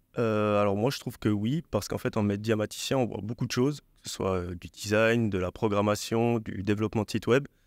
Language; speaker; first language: French; native; French